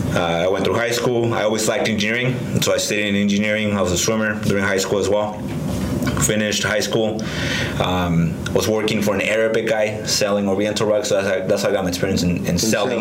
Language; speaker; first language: English; early bilingual, other home language; Spanish